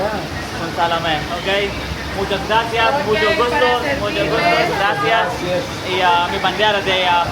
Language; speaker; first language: Spanish; non-native, learner; Pashto